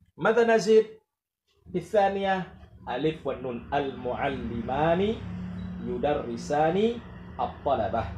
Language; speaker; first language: Arabic; non-native, fluent; Indonesian